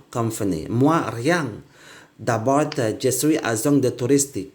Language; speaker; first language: French; non-native, learner; Indonesian